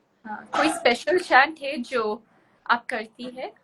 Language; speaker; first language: Hindi; non-native, local second language; Tulu